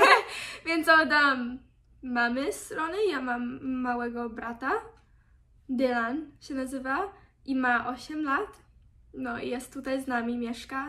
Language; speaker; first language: Polish; early bilingual, heritage; Polish